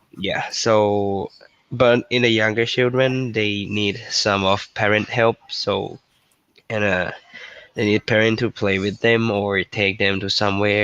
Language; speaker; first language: English; non-native, learner; Thai